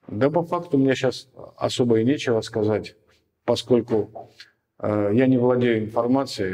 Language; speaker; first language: Russian; native; Russian